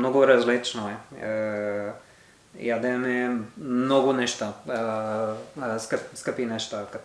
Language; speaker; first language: Bulgarian; non-native, learner; English